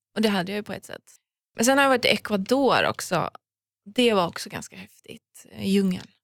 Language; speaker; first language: Swedish; early bilingual, other home language; Persian